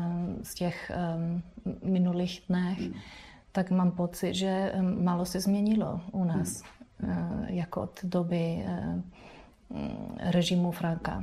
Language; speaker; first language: Czech; non-native, fluent; Spanish